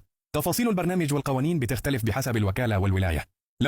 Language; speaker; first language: Arabic; native; Arabic